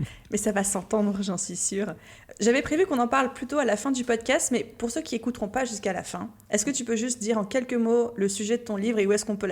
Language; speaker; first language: French; native; French